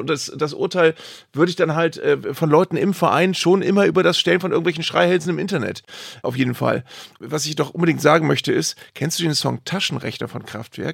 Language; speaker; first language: German; native; German